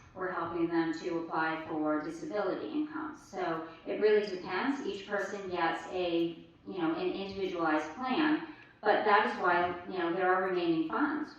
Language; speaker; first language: English; early bilingual, other home language; French